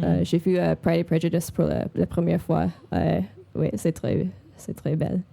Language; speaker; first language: French; non-native, fluent; English